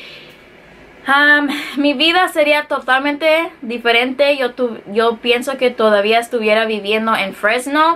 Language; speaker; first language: Spanish; early bilingual, heritage; Spanish